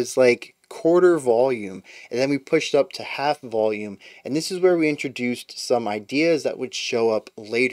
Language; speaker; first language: English; native; English